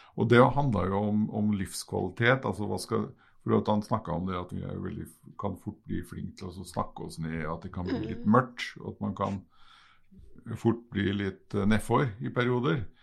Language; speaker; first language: Norwegian; native; Norwegian